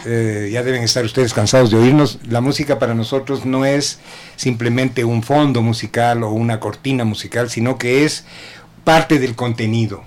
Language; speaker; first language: Spanish; native; Spanish